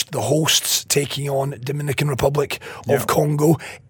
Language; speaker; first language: English; native; English